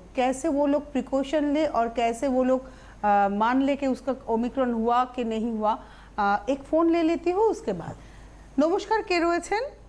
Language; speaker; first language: Hindi; non-native, local second language; Bangla